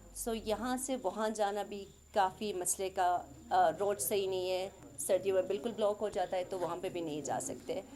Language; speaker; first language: Urdu; non-native, local second language; Khowar